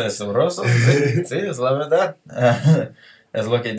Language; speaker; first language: Spanish; non-native, learner; English